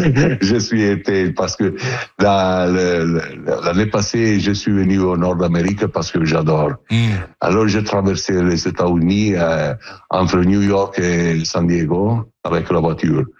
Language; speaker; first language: French; non-native, learner; Italian